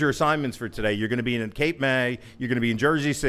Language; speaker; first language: English; native; English